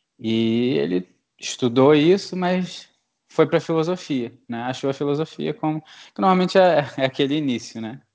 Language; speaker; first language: Portuguese; native; Portuguese